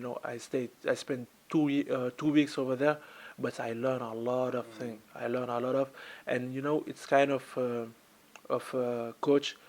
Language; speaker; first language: English; non-native, learner; French